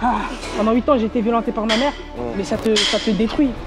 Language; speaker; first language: French; native; French